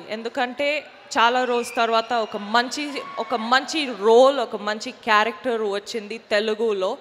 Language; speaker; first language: Telugu; non-native, fluent; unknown